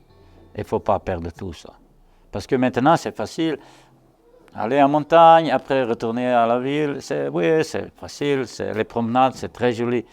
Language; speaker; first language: French; non-native, local second language; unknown